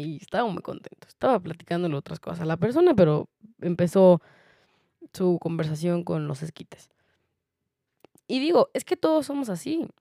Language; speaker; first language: Spanish; native; Spanish